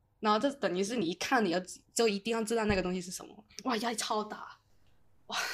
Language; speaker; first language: Chinese; non-native, local second language; Cantonese